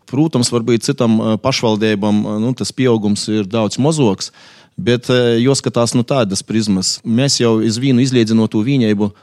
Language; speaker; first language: Latvian; native; Latvian